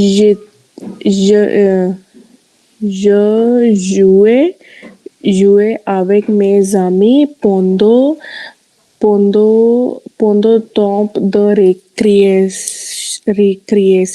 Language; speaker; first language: French; non-native, learner; Hindi